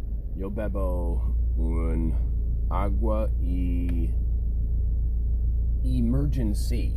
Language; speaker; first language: Spanish; non-native, learner; English